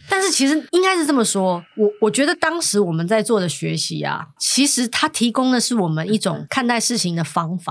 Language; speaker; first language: Chinese; native; Chinese